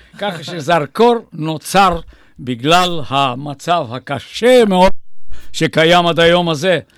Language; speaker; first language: Hebrew; non-native, fluent; Bulgarian